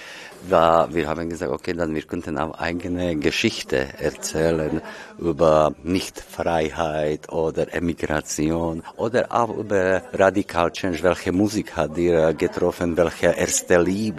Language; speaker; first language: German; non-native, learner; Slovak